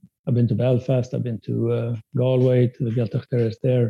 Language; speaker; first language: English; non-native, fluent; Spanish